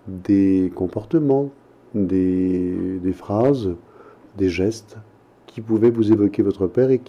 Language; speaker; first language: French; native; French